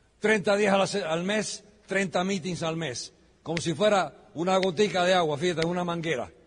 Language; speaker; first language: Spanish; early bilingual, heritage; Spanish